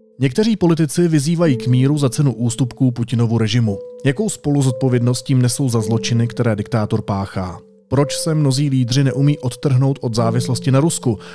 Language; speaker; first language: Czech; native; Czech